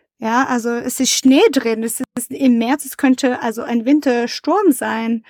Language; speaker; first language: German; non-native, learner; French